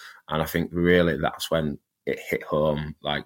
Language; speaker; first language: English; native; English